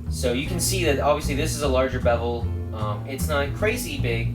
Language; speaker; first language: English; native; English